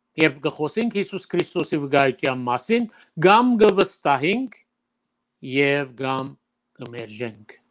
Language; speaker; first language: Armenian; early bilingual, heritage; Armenian